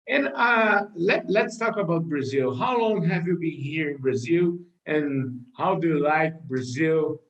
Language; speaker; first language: English; non-native, learner; Portuguese